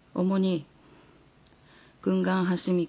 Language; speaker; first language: Korean; non-native, fluent; Japanese